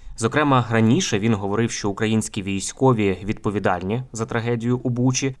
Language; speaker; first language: Ukrainian; native; Ukrainian